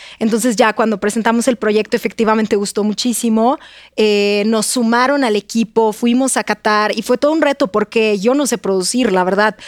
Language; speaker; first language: Spanish; non-native, fluent; Russian